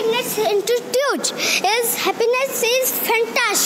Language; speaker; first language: English; non-native, learner; Hindi